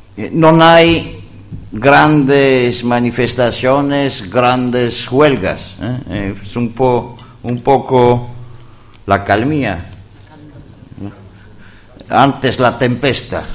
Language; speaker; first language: Spanish; non-native, learner; Greek